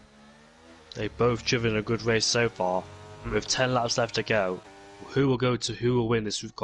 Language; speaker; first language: English; native; English